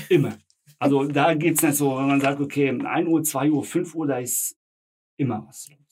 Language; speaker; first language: German; early bilingual, other home language; Bosnian